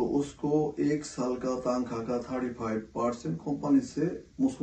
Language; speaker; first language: Hindi; non-native, local second language; Bangla